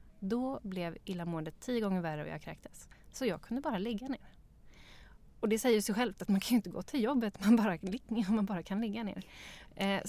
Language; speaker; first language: Swedish; native; Swedish